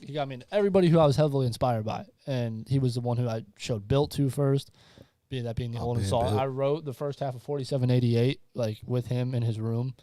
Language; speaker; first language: English; native; English